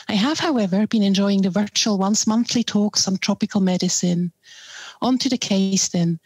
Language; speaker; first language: English; non-native, fluent; German